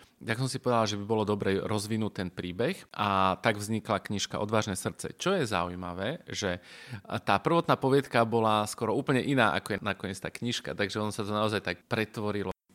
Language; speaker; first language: Slovak; native; Slovak